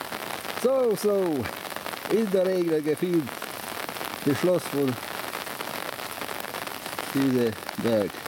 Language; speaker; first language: German; non-native, learner; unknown